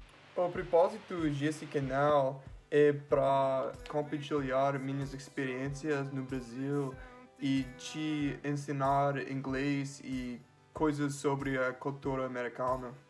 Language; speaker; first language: Portuguese; non-native, fluent; English